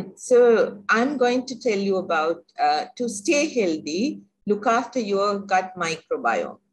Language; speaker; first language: English; non-native, local second language; Sinhala